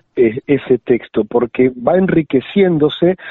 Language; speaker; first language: Spanish; native; Spanish